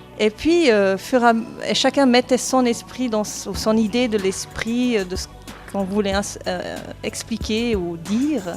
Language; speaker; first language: French; non-native, fluent; German